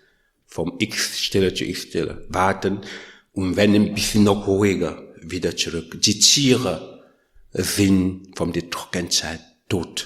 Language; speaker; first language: German; non-native, learner; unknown